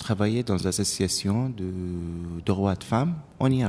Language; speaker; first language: French; non-native, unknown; Arabic